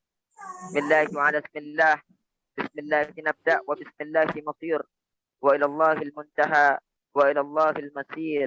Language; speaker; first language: Arabic; non-native, fluent; Indonesian